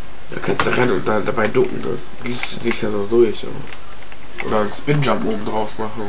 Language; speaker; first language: German; native; German